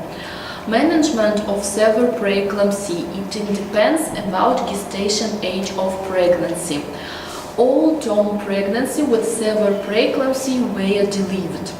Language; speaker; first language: English; non-native, learner; Russian